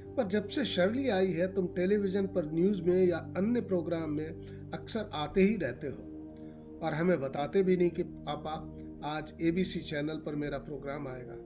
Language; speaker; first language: Hindi; native; Hindi